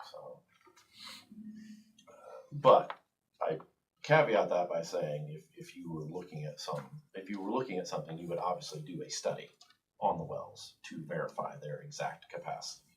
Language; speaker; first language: English; native; English